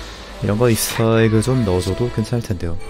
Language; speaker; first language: Korean; native; Korean